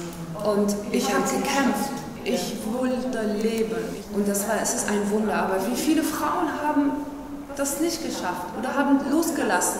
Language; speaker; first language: German; non-native, fluent; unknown